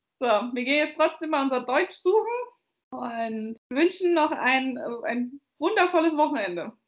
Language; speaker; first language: German; native; German